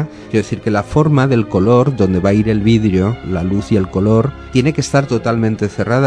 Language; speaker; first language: Spanish; native; Spanish